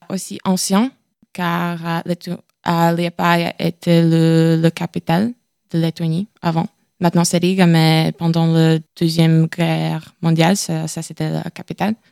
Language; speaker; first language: French; non-native, learner; Latvian